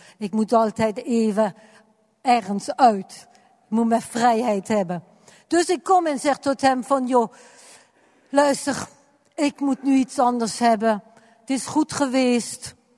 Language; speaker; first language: Dutch; non-native, fluent; French